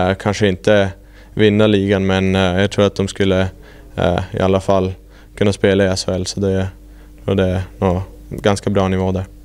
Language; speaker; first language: Swedish; non-native, fluent; German